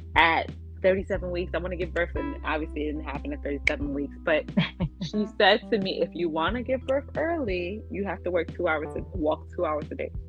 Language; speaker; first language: English; early bilingual, other home language; Akan